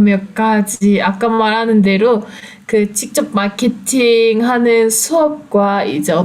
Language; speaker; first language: Korean; non-native, fluent; Turkish